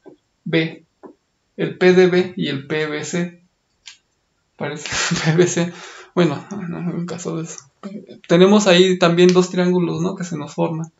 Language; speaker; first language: Spanish; native; Spanish